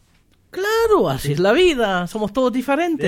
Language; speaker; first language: Spanish; non-native, fluent; German